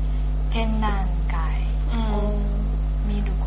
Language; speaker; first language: Japanese; non-native, learner; Chinese